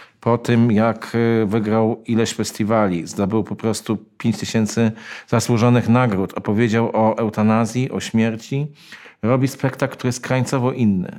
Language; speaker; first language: Polish; native; Polish